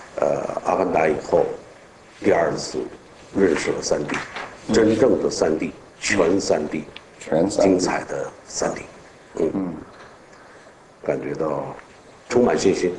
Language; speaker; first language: Chinese; native; Chinese